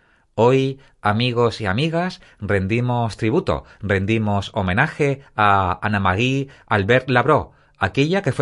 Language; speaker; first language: Spanish; native; Spanish